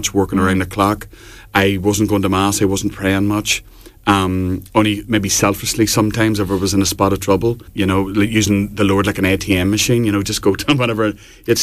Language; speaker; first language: English; native; English